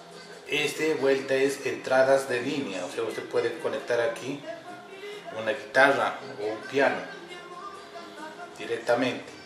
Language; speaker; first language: Spanish; native; Spanish